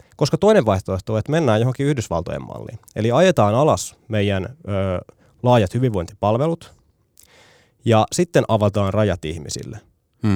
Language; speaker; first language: Finnish; native; Finnish